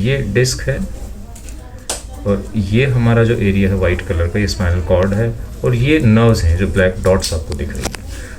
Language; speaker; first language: Hindi; native; Hindi